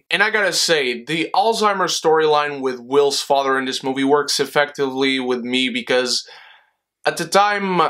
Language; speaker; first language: English; non-native, fluent; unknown